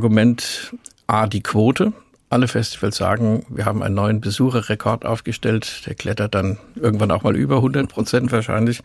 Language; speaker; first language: German; native; German